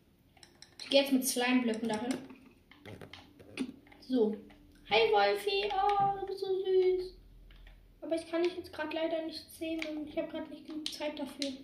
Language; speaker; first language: German; native; German